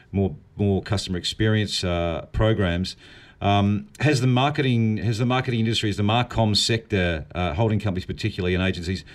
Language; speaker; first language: English; native; English